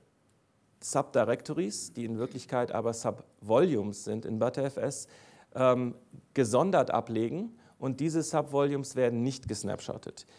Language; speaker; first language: German; native; German